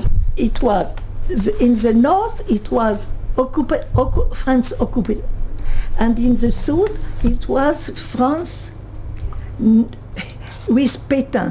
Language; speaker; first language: English; non-native, learner; French